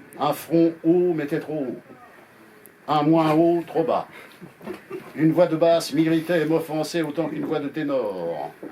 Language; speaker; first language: French; native; French